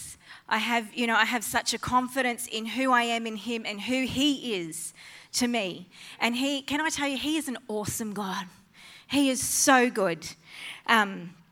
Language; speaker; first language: English; native; English